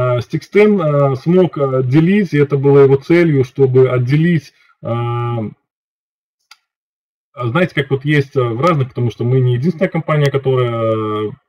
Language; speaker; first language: Russian; native; Russian